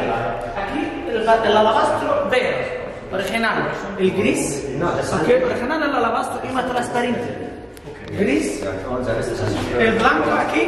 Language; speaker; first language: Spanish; non-native, learner; Arabic